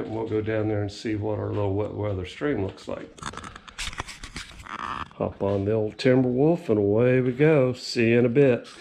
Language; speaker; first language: English; native; English